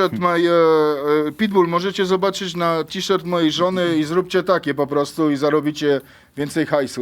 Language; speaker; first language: Polish; native; Polish